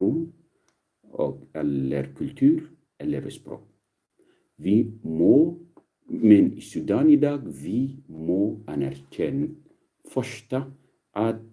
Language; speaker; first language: Norwegian; non-native, learner; Arabic